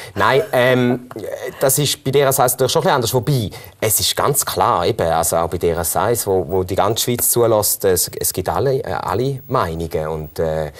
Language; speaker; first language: German; native; German